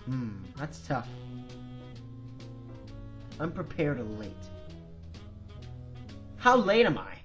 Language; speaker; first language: English; native; English